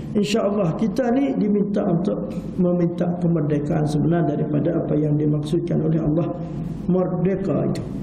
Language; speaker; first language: Malay; early bilingual, heritage; Malay